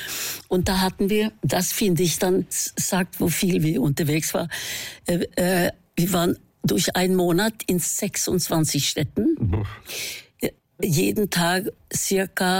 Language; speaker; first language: German; non-native, fluent; Norwegian